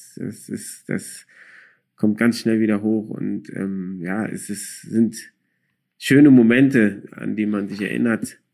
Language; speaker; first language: German; early bilingual, other home language; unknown